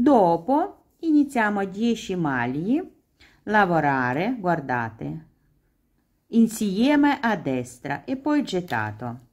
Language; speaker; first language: Italian; non-native, learner; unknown